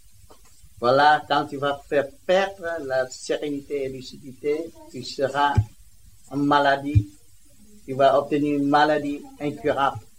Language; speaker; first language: French; non-native, learner; Vietnamese